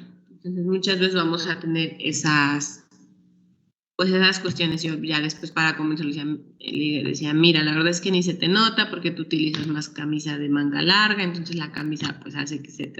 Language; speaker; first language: Spanish; native; Spanish